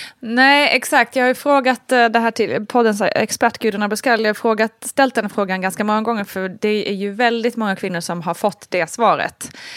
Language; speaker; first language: Swedish; native; Swedish